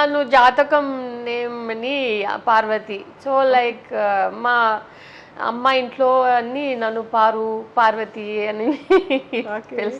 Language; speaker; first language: Telugu; non-native, local second language; Tamil